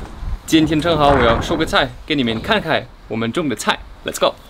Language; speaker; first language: Chinese; non-native, fluent; German